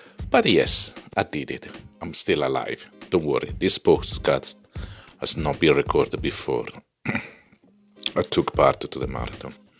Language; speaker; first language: English; non-native, fluent; Italian